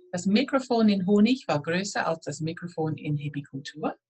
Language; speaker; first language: German; non-native, fluent; English